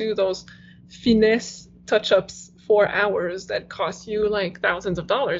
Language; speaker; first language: English; non-native, fluent; French